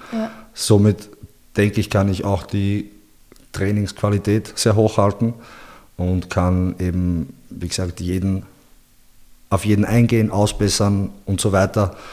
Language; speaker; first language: German; early bilingual, other home language; Bosnian